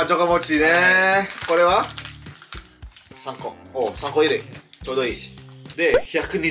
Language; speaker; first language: Japanese; non-native, fluent; Indonesian